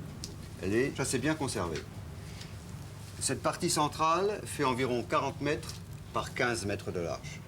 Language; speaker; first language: French; native; French